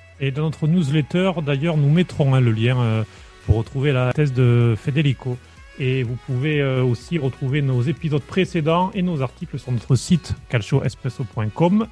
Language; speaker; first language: French; native; French